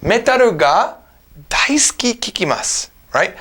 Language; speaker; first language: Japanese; non-native, fluent; English